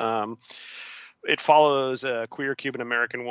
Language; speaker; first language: English; native; English